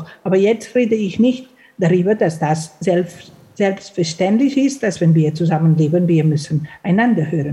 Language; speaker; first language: German; non-native, fluent; Catalan